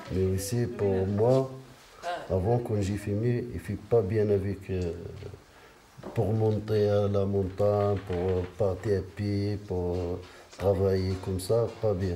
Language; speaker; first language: French; non-native, learner; Riffian